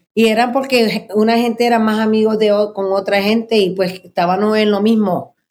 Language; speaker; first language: Spanish; early bilingual, heritage; Spanish